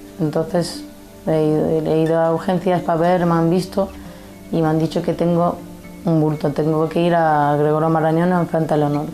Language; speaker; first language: Spanish; early bilingual, other home language; Arabic